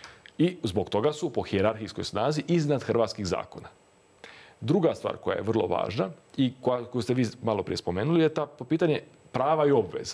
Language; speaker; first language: Croatian; native; Croatian